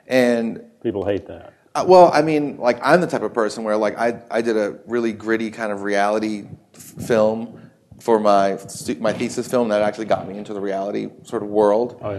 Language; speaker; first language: English; native; English